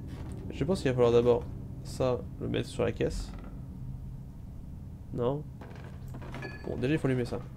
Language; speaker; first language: French; native; French